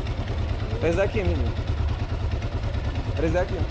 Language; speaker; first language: Spanish; non-native, learner; French